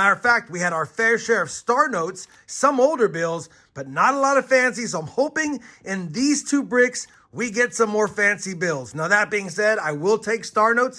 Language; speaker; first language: English; native; English